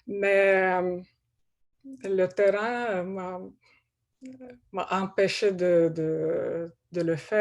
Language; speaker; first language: French; non-native, fluent; Romanian